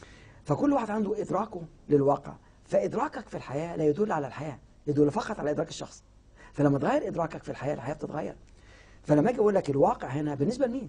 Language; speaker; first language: Arabic; native; Arabic